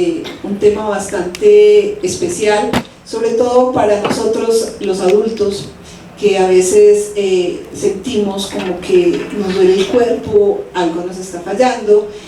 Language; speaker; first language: Spanish; native; Spanish